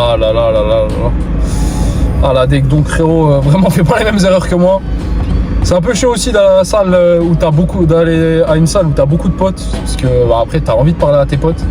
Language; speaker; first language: French; native; French